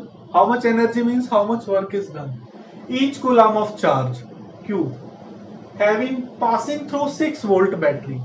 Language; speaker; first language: English; non-native, local second language; Hindi